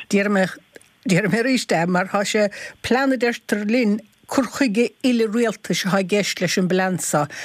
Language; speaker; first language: Irish; native; Irish